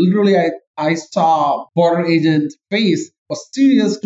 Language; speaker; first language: English; non-native, local second language; Urdu